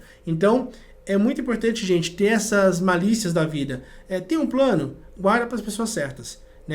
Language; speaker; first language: Portuguese; native; Portuguese